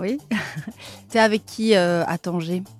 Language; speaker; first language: French; native; French